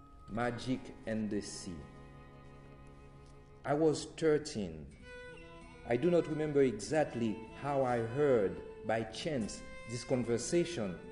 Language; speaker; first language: English; non-native, fluent; Haitian Creole